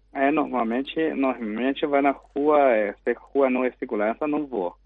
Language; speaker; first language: Portuguese; non-native, learner; Chinese